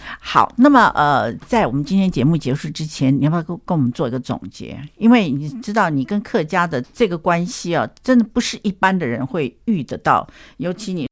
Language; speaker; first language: Chinese; native; Chinese